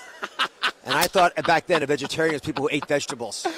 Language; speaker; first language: English; native; English